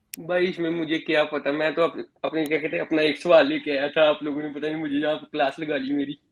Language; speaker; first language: Urdu; native; Urdu